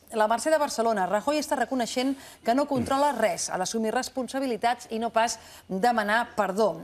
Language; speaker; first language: Catalan; native; Catalan